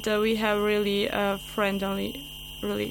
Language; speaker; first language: English; non-native, learner; Bosnian